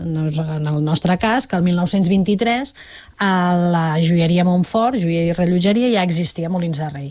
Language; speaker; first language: Catalan; native; Catalan